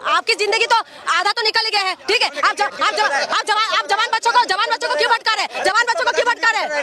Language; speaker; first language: Hindi; non-native, local second language; Assamese